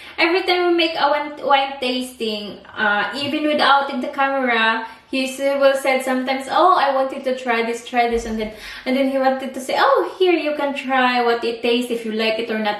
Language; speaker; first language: English; non-native, learner; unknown